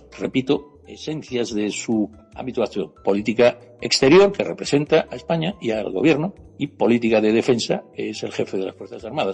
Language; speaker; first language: Spanish; native; Spanish